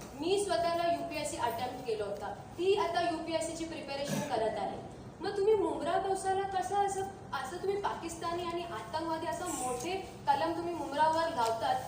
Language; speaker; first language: Marathi; non-native, local second language; Urdu